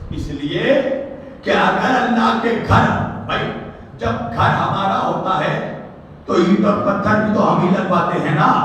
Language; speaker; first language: Urdu; native; Urdu